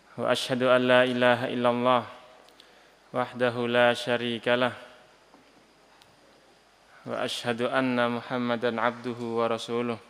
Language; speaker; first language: Arabic; non-native, fluent; Indonesian